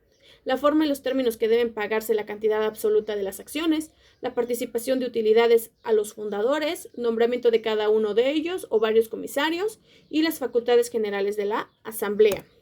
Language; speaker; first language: Spanish; native; Spanish